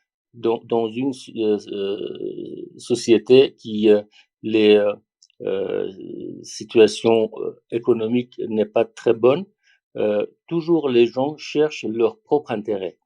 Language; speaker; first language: French; non-native, learner; Persian